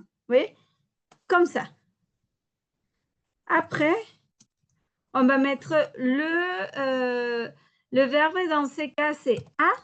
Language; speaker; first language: French; non-native, learner; Spanish